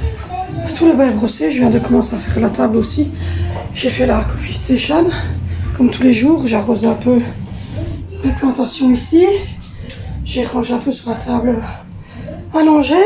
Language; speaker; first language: French; native; French